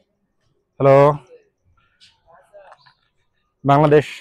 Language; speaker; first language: Hindi; non-native, learner; Bangla